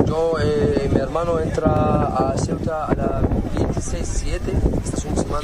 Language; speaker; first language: Spanish; non-native, learner; Arabic